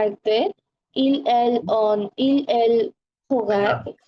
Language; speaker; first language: French; non-native, learner; Bangla